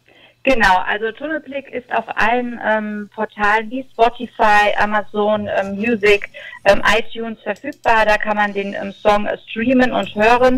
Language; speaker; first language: German; native; German